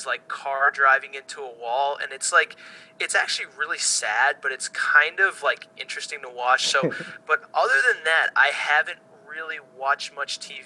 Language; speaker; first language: English; native; English